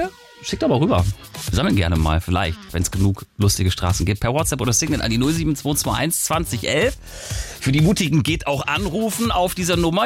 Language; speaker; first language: German; native; German